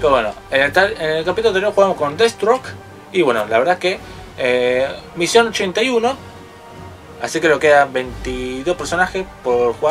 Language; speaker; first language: Spanish; native; Spanish